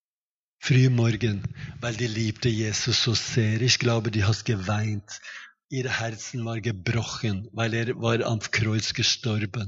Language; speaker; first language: German; non-native, fluent; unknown